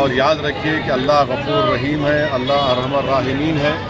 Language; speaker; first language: Urdu; native; Urdu